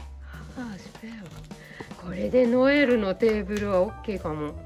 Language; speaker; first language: Japanese; native; Japanese